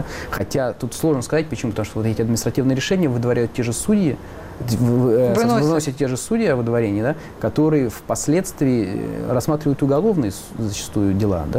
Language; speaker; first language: Russian; native; Russian